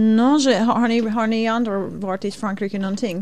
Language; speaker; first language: French; non-native, fluent; Swedish